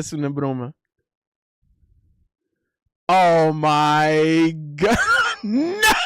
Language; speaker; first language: Spanish; non-native, learner; English